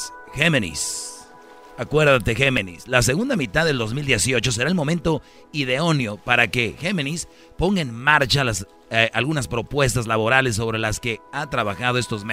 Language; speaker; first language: Spanish; native; Spanish